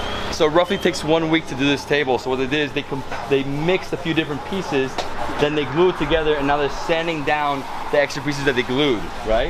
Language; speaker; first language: English; native; English